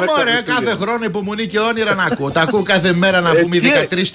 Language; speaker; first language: Greek; native; Greek